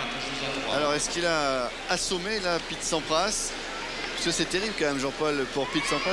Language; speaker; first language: French; native; French